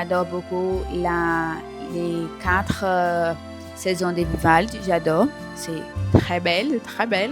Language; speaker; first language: French; non-native, learner; Portuguese